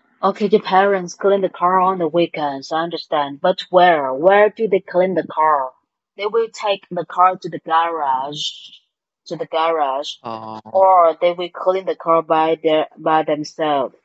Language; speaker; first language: English; non-native, fluent; Vietnamese